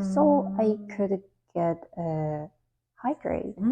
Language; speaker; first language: English; non-native, learner; Korean